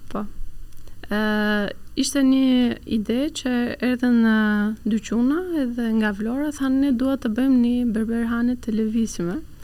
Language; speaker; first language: Albanian; early bilingual, heritage; Albanian